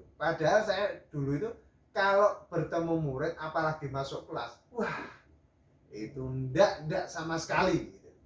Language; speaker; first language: Indonesian; native; Indonesian